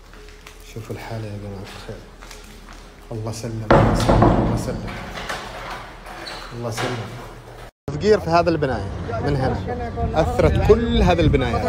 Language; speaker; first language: Arabic; native; Arabic